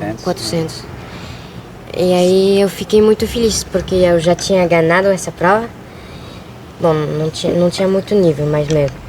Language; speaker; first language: Portuguese; early bilingual, other home language; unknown